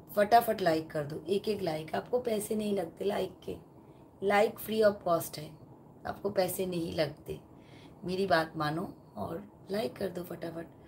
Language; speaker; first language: Hindi; non-native, local second language; Bangla